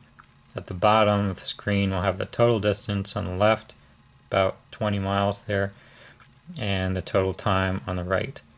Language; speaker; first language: English; native; English